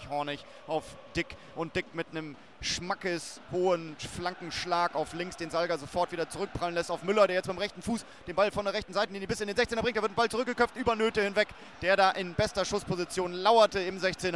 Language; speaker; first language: German; native; German